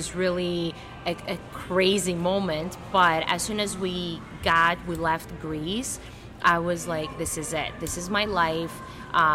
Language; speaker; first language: English; non-native, fluent; Greek